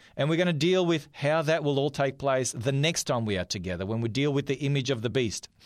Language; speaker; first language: English; non-native, fluent; Macedonian